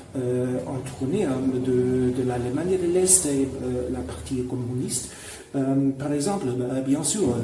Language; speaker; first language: French; non-native, fluent; German